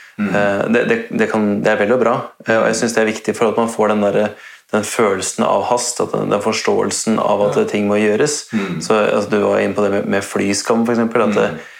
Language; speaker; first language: Norwegian; native; Norwegian